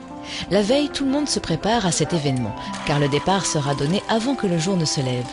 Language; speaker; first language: French; native; French